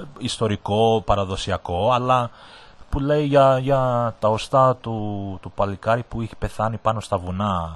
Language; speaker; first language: Greek; early bilingual, heritage; Greek